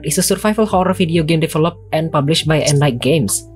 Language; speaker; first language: English; non-native, fluent; Indonesian